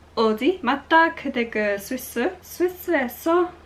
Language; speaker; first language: Korean; non-native, learner; English